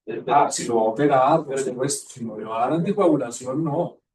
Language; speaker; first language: Spanish; native; Spanish